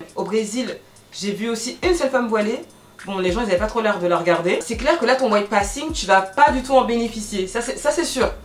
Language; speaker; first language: French; native; French